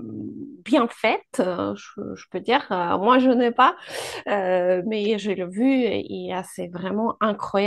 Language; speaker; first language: French; non-native, fluent; Ukrainian